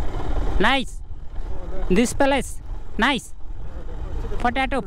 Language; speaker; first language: English; non-native, learner; Nepali